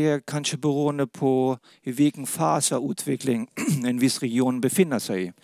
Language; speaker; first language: Swedish; non-native, fluent; Danish